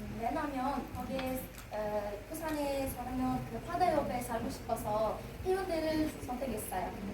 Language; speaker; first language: Korean; non-native, learner; Uzbek